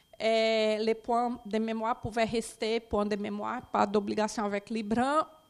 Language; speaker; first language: French; non-native, fluent; Portuguese